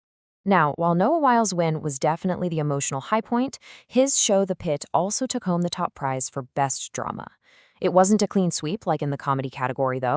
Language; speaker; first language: English; native; English